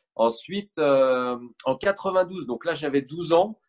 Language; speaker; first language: French; native; French